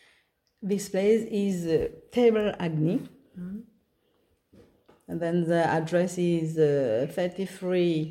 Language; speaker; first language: English; non-native, local second language; Morisyen